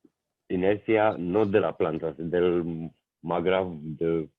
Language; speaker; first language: Spanish; non-native, learner; Italian